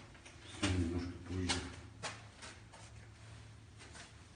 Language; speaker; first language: Russian; native; Russian